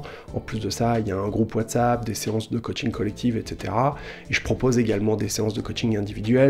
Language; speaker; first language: French; native; French